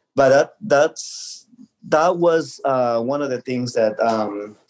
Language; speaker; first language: English; early bilingual, other home language; Spanish